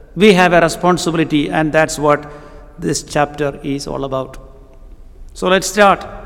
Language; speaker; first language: English; non-native, local second language; Malayalam